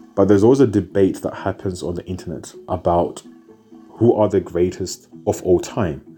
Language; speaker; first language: English; native; English